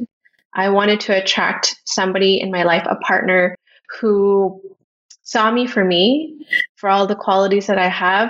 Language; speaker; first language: English; native; English